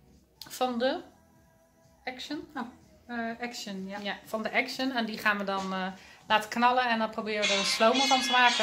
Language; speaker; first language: Dutch; native; Dutch